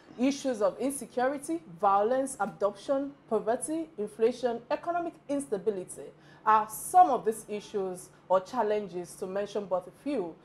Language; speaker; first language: English; non-native, local second language; Yoruba